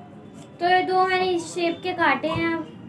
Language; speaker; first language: Hindi; native; Hindi